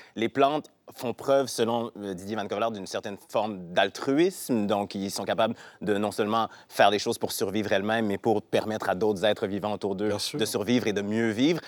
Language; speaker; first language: French; native; French